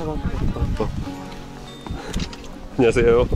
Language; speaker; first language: Korean; native; Korean